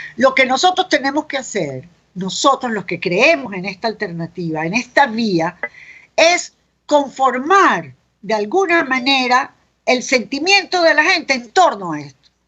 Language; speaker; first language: Spanish; native; Spanish